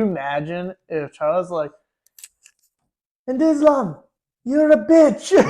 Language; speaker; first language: English; native; English